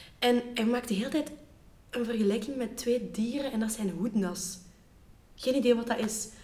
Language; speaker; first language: Dutch; native; Dutch